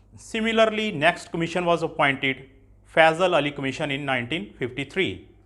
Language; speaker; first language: English; non-native, local second language; Punjabi